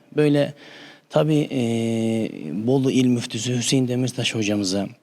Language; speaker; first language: Turkish; native; Turkish